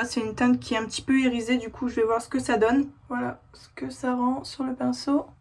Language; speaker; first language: French; native; French